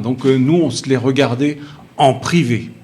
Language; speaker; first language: French; native; French